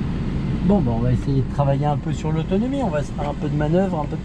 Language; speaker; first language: French; native; French